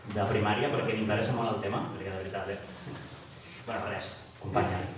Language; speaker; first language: Catalan; non-native, local second language; Spanish